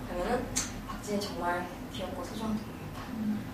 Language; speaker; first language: Korean; native; Korean